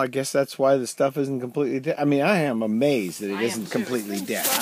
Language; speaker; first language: English; native; English